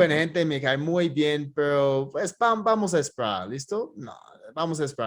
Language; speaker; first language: Spanish; non-native, fluent; English